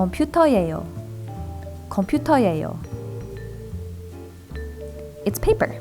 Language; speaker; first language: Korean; non-native, fluent; English